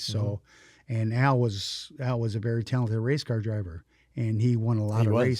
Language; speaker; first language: English; native; English